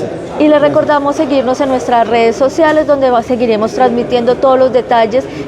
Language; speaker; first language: Spanish; native; Spanish